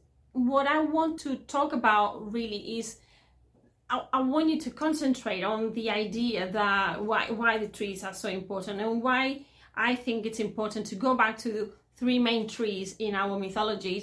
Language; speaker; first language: English; non-native, fluent; Spanish